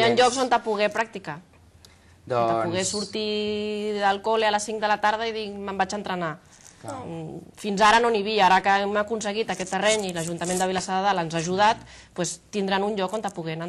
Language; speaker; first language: Catalan; native; Catalan